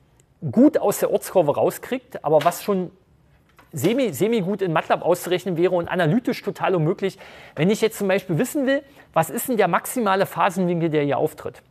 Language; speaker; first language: German; native; German